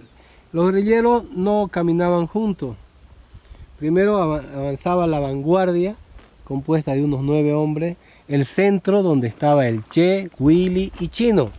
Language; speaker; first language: Spanish; native; Spanish